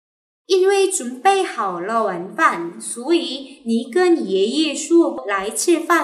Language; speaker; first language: Chinese; non-native, fluent; Korean